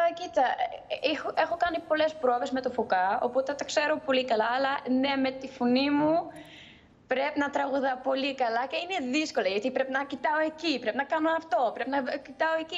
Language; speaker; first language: Greek; early bilingual, heritage; Greek